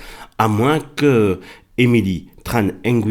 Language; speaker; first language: French; native; French